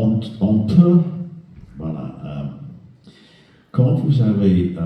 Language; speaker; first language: French; non-native, fluent; English